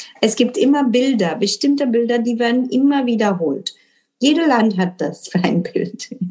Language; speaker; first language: German; non-native, fluent; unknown